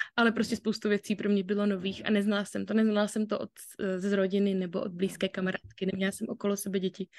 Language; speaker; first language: Czech; native; Czech